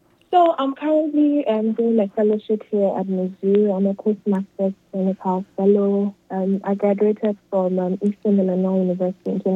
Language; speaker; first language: English; non-native, local second language; Akan